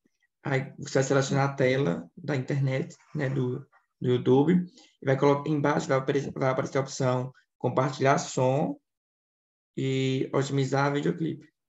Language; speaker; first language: Portuguese; native; Portuguese